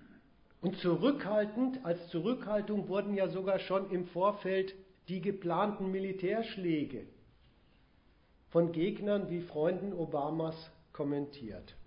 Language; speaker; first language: German; native; German